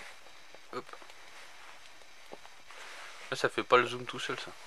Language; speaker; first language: French; native; French